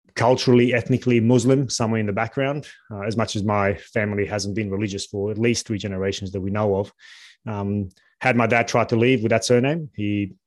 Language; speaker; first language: English; early bilingual, other home language; Bosnian